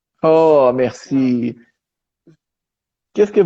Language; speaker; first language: French; non-native, learner; Portuguese